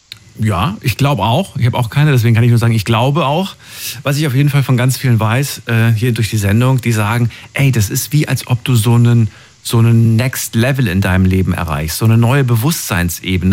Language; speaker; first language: German; native; German